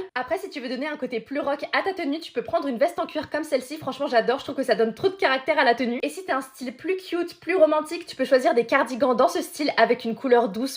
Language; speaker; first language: French; native; French